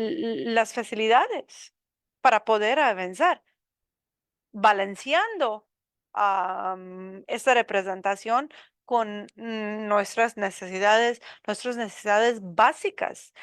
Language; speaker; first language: Spanish; non-native, learner; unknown